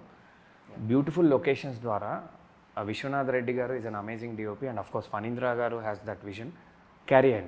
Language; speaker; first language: Telugu; native; Telugu